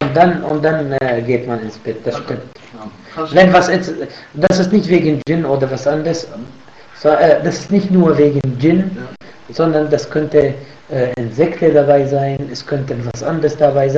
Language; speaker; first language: German; non-native, fluent; Arabic